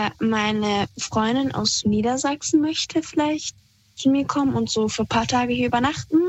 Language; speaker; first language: German; early bilingual, other home language; Persian